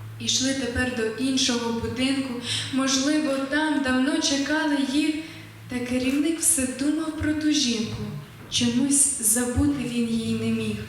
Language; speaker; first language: Ukrainian; native; Ukrainian